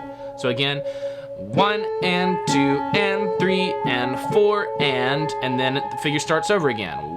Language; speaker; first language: English; native; English